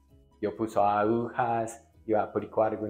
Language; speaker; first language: Spanish; non-native, learner; Japanese